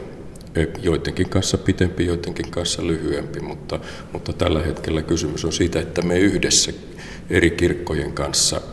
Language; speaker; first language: Finnish; native; Finnish